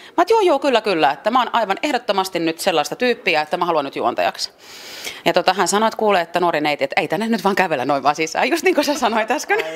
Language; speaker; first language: Finnish; early bilingual, other home language; French